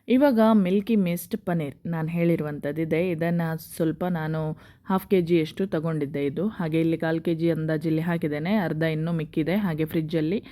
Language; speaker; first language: Kannada; non-native, local second language; Konkani